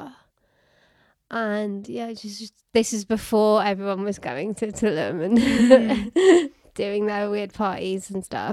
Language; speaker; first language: English; native; English